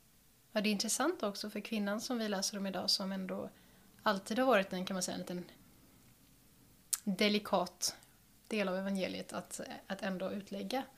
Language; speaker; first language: Swedish; native; Swedish